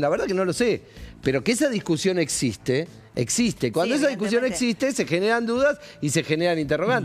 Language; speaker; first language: Spanish; native; Spanish